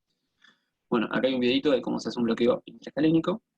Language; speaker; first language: Spanish; native; Spanish